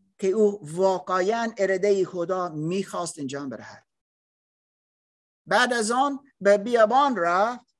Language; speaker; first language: Persian; non-native, learner; English